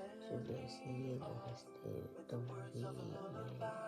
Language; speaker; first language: French; non-native, learner; Japanese